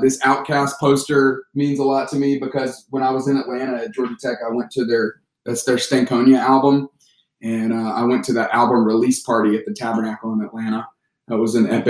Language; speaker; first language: English; native; English